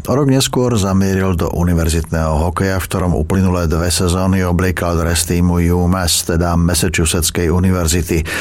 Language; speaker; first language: Slovak; native; Slovak